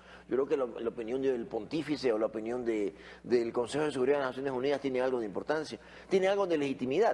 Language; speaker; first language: Spanish; native; Spanish